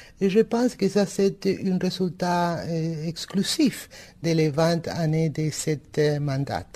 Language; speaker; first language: French; non-native, fluent; Spanish